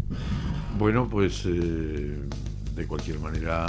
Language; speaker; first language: Spanish; native; Spanish